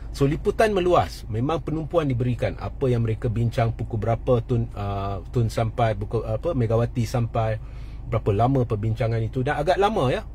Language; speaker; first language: Malay; native; Malay